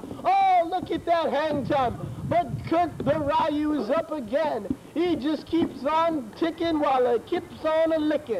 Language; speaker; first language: English; native; English